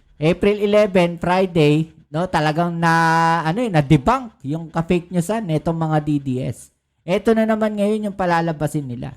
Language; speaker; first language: Filipino; native; Filipino